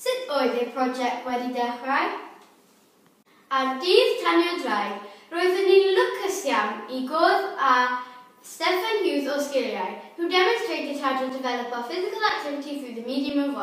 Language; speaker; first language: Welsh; non-native, local second language; English